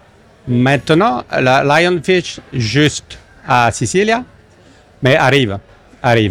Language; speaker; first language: Italian; non-native, learner; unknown